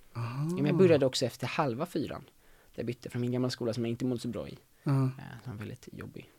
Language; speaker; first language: Swedish; native; Swedish